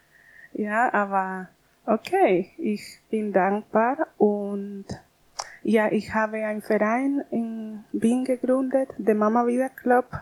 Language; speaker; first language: German; non-native, learner; Spanish